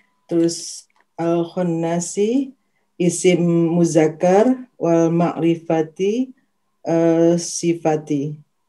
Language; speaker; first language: Arabic; non-native, learner; Indonesian